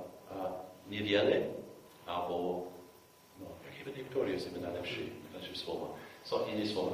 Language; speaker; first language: Polish; non-native, fluent; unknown